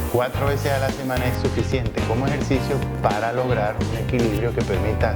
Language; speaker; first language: Spanish; native; Spanish